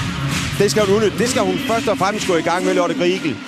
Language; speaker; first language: Danish; native; Danish